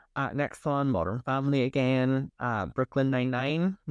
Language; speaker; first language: English; native; English